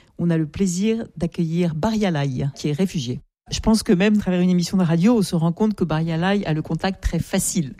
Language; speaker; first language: French; native; French